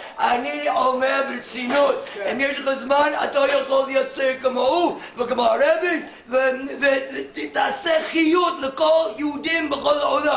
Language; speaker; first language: Hebrew; non-native, fluent; English